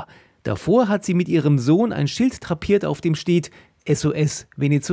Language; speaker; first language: German; native; German